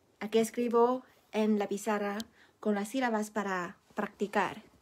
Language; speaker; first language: Spanish; non-native, fluent; Chinese